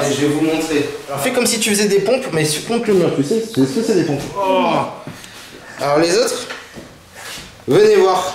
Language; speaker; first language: French; native; French